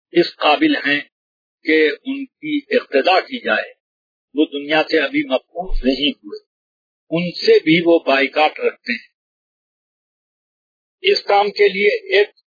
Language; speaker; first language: Urdu; native; Urdu